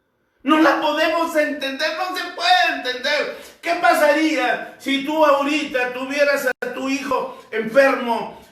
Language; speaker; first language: Spanish; native; Spanish